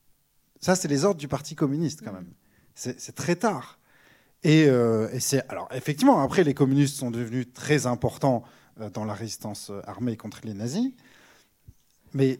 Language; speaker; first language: French; native; French